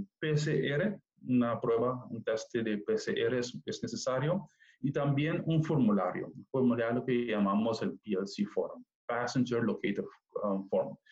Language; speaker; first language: Spanish; non-native, fluent; Papiamento